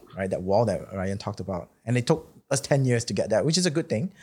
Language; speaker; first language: English; non-native, local second language; Chinese